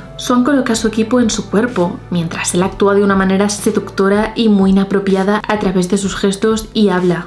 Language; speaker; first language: Spanish; native; Spanish